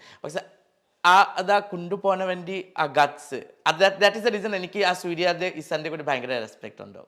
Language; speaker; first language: Malayalam; non-native, fluent; Assamese